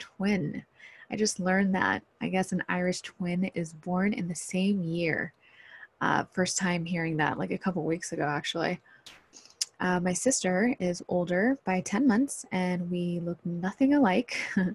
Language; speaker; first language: English; native; English